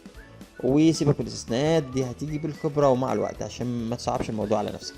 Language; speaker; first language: Arabic; native; Arabic